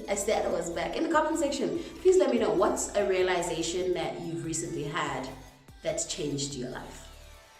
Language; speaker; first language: English; non-native, local second language; Zulu